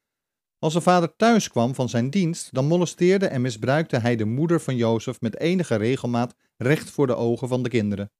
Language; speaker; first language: Dutch; native; Dutch